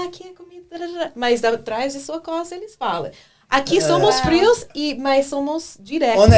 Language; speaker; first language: Portuguese; non-native, fluent; English